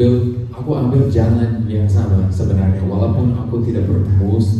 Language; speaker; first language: Indonesian; non-native, fluent; English